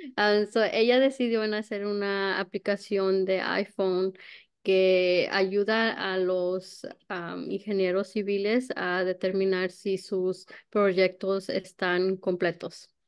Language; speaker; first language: Spanish; early bilingual, heritage; Spanish